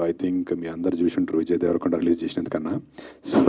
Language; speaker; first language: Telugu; native; Telugu